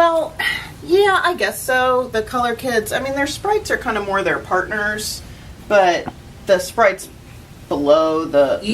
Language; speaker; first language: English; native; English